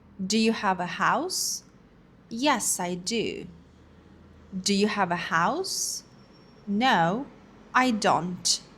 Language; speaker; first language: English; non-native, fluent; Ukrainian